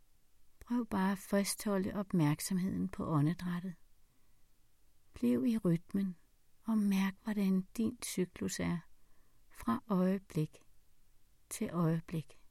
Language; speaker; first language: Danish; native; Danish